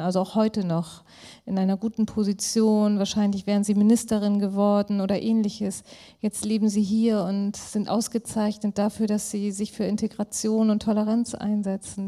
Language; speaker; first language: German; native; German